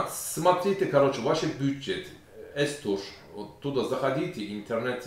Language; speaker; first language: Russian; non-native, learner; Turkish